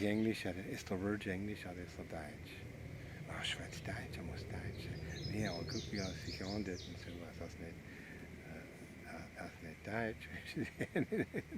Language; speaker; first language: German; early bilingual, heritage; Pennsylvania German